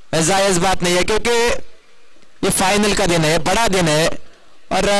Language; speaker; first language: Hindi; non-native, local second language; Marathi